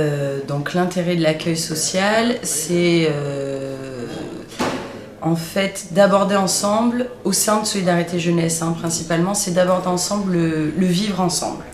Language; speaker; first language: French; native; French